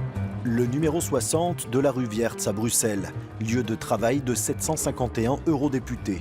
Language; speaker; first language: French; native; French